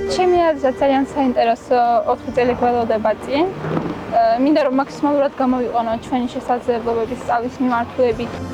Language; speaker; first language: Georgian; non-native, local second language; Azerbaijani